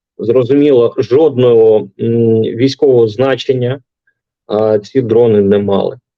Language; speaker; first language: Ukrainian; non-native, local second language; Russian